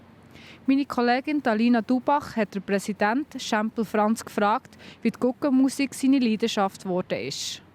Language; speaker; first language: German; native; German